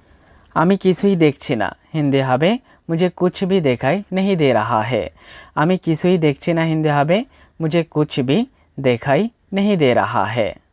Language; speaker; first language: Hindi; non-native, fluent; Bangla